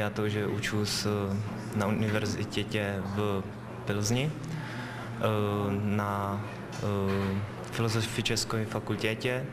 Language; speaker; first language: Russian; non-native, learner; Czech